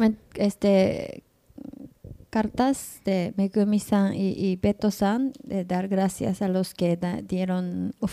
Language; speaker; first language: Spanish; non-native, learner; Japanese